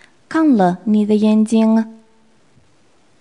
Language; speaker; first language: English; non-native, fluent; Spanish